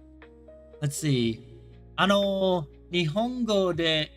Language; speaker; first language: Japanese; non-native, learner; English